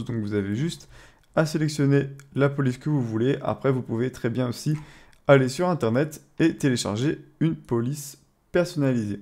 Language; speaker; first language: French; native; French